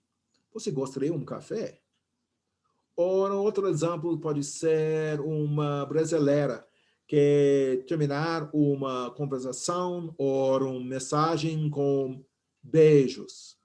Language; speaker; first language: Portuguese; non-native, fluent; English